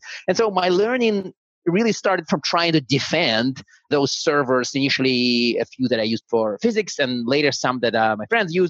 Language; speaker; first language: English; non-native, fluent; Russian